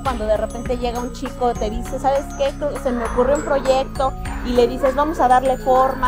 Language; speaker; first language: Spanish; native; Spanish